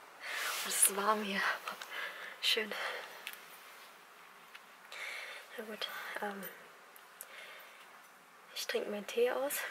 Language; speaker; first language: German; early bilingual, other home language; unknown